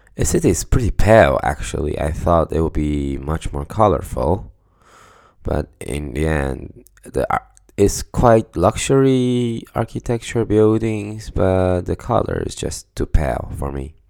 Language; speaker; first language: English; non-native, fluent; Chinese